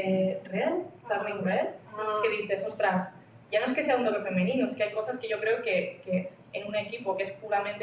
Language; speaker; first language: Spanish; native; Spanish